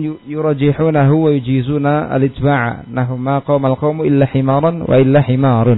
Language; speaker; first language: Arabic; non-native, fluent; Indonesian